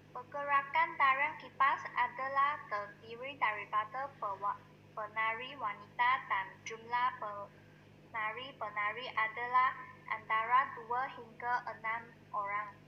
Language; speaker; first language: Malay; non-native, local second language; Chinese